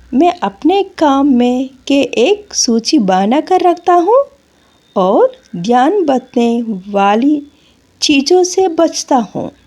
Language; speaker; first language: Hindi; non-native, local second language; Telugu